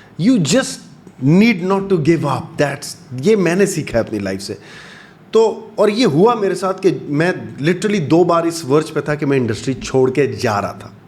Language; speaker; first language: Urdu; non-native, local second language; Pashto